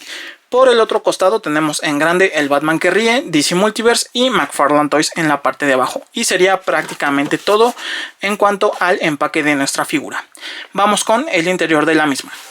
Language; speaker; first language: Spanish; native; Spanish